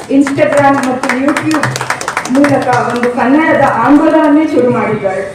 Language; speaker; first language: Kannada; native; Kannada